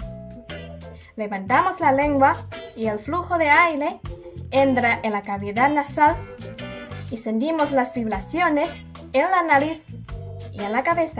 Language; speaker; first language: Spanish; non-native, fluent; Chinese